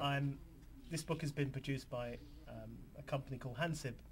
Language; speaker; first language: English; native; English